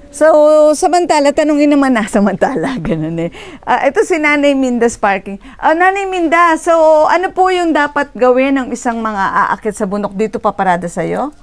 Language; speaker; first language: Filipino; native; Filipino